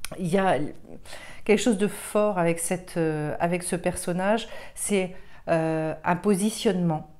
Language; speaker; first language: French; native; French